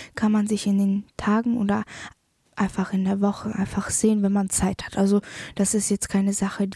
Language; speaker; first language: German; early bilingual, other home language; Polish